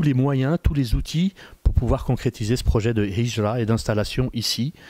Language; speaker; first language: French; native; French